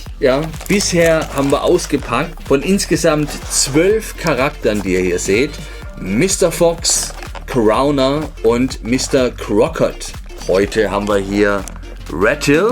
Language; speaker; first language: German; native; German